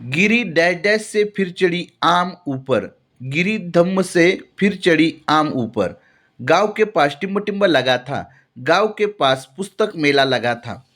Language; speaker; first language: Hindi; non-native, local second language; Marathi